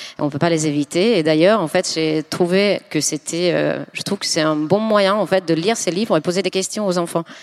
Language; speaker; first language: French; non-native, fluent; Finnish